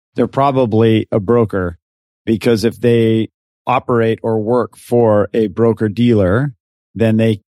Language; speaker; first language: English; native; English